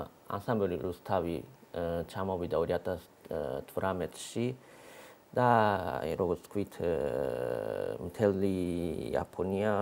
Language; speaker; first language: Georgian; non-native, fluent; Japanese